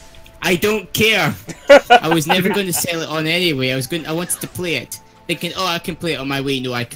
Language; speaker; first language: English; native; English